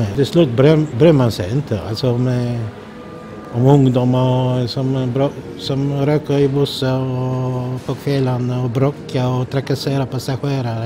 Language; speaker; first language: Swedish; non-native, fluent; Polish